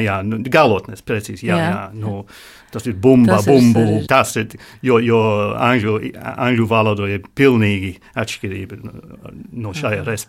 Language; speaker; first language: Latvian; non-native, learner; English